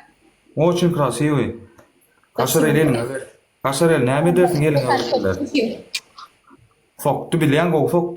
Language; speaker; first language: Russian; non-native, learner; Turkmen